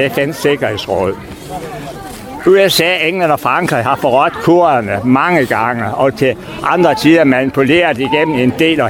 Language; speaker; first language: Danish; native; Danish